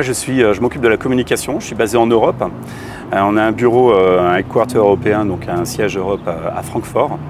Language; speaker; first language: French; native; French